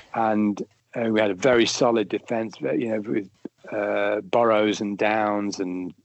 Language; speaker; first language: English; native; English